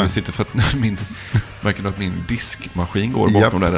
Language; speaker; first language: Swedish; native; Swedish